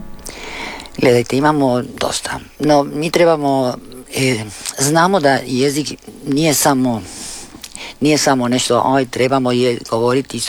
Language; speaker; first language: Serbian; early bilingual, heritage; Spanish